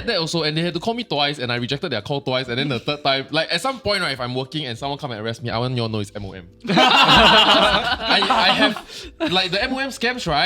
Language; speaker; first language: English; native; English